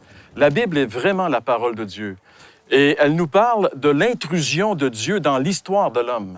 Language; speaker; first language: French; native; French